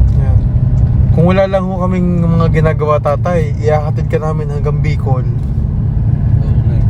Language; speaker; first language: Filipino; native; Filipino